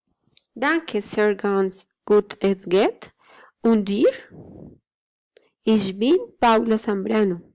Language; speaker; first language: German; non-native, learner; Spanish